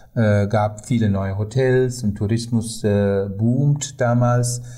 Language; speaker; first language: German; non-native, fluent; Sinhala